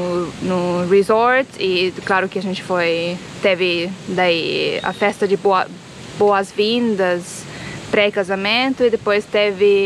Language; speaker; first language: Portuguese; non-native, fluent; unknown